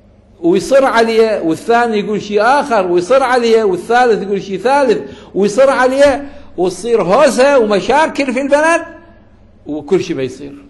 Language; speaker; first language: Arabic; native; Arabic